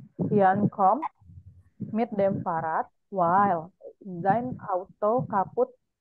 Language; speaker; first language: German; non-native, learner; Indonesian